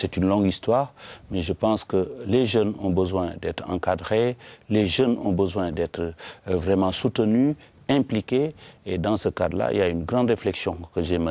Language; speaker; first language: French; non-native, local second language; Wolof